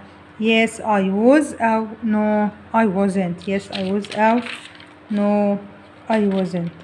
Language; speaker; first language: English; non-native, fluent; Arabic